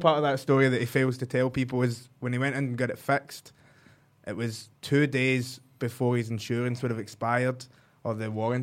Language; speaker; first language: English; native; English